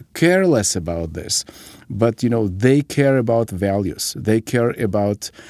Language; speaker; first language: English; non-native, fluent; Ukrainian